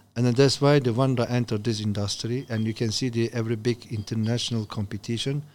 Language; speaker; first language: English; non-native, learner; Turkish